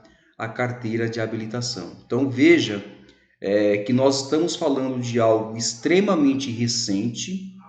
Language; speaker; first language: Portuguese; native; Portuguese